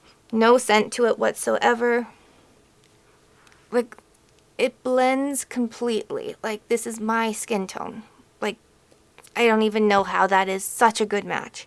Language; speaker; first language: English; native; English